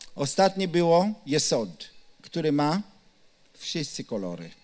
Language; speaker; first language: Polish; non-native, learner; Hebrew